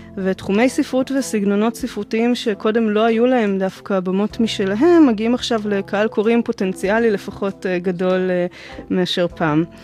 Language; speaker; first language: Hebrew; native; Hebrew